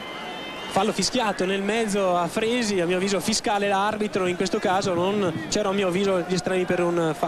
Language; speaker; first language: Italian; native; Italian